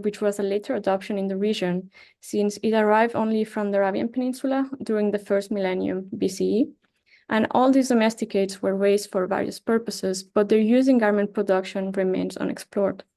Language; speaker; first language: English; non-native, fluent; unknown